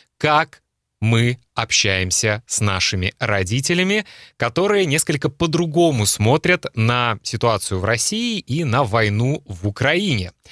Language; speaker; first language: Russian; native; Russian